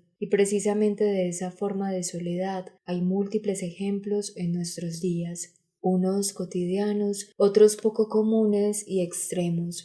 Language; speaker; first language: Spanish; native; Spanish